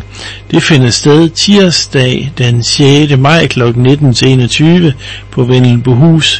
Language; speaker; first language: Danish; native; Danish